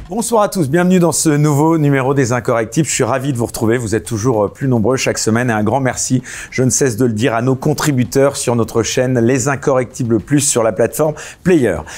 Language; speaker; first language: French; native; French